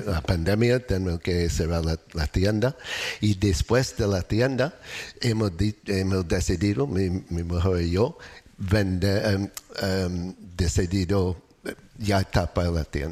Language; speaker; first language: Spanish; non-native, learner; English